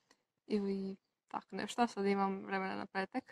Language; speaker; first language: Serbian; non-native, local second language; Slovak